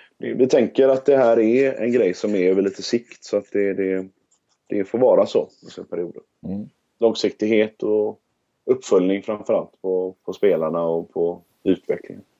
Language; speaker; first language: Swedish; native; Swedish